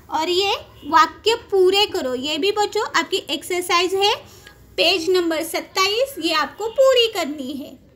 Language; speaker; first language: Hindi; non-native, local second language; Marathi